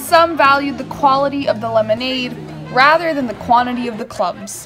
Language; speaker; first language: English; native; English